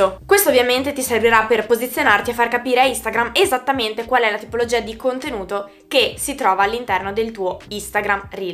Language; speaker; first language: Italian; native; Italian